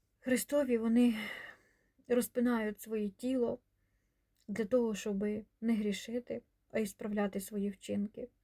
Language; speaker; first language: Ukrainian; non-native, local second language; Russian